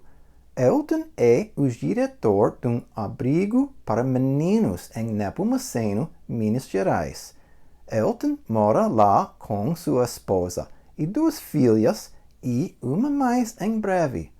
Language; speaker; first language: Portuguese; non-native, fluent; English